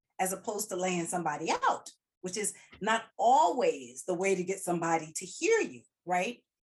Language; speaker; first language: English; early bilingual, other home language; Spanish